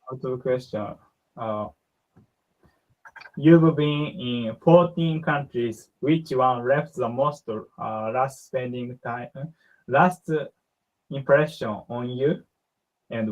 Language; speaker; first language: English; non-native, learner; Japanese